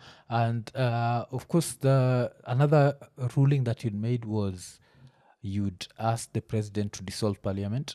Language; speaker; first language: English; non-native, local second language; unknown